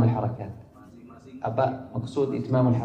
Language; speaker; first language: Arabic; native; Arabic